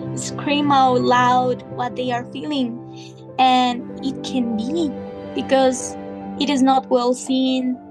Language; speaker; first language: English; non-native, fluent; Spanish